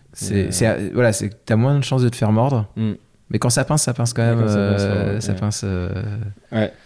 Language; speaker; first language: French; native; French